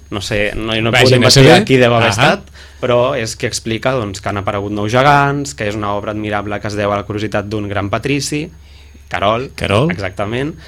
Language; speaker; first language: Catalan; native; Catalan